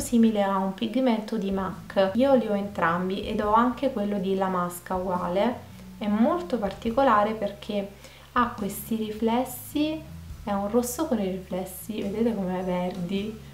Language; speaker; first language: Italian; native; Italian